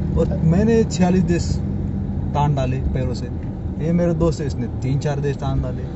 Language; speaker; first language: Hindi; non-native, local second language; Marathi